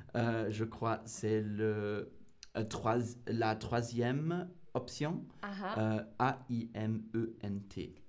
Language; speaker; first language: French; non-native, fluent; English